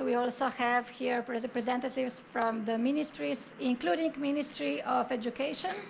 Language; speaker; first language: English; non-native, fluent; Slovenian